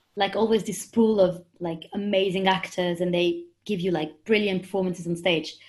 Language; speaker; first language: English; non-native, fluent; French